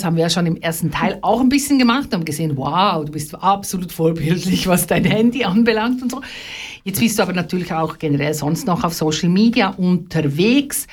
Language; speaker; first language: German; native; German